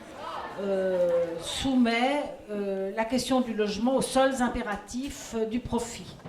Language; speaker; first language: French; native; French